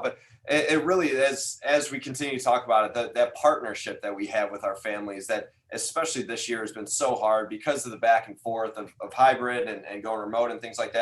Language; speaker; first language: English; native; English